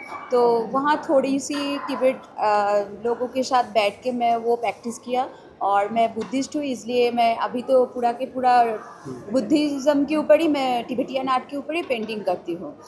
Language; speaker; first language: Hindi; non-native, local second language; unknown